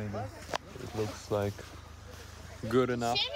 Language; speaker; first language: English; non-native, learner; Russian